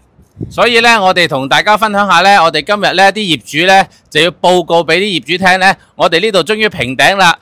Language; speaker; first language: Cantonese; native; Cantonese